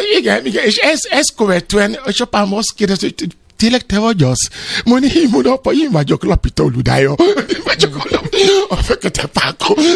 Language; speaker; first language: Hungarian; non-native, fluent; Yoruba